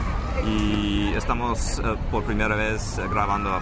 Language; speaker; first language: Spanish; non-native, fluent; English